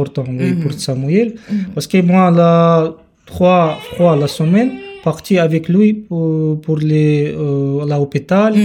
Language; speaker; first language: French; non-native, learner; Romanian